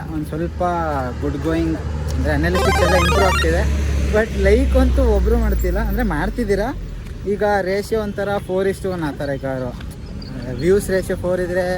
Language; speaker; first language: Kannada; native; Kannada